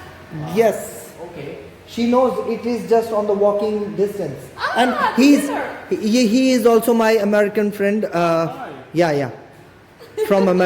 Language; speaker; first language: English; non-native, fluent; Hindi